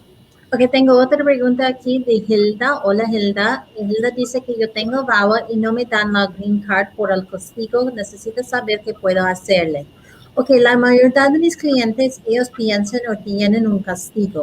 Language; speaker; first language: Spanish; non-native, learner; English